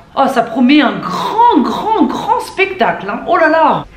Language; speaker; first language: French; native; French